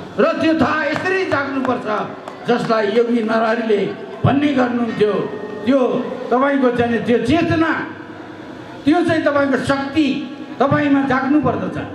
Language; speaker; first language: Nepali; native; Nepali